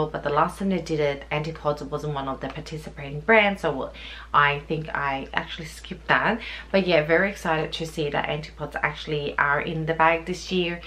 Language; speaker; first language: English; native; English